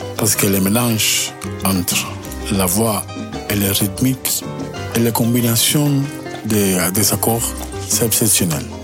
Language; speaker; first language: French; non-native, learner; Spanish